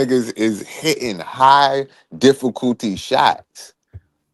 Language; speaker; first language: English; native; English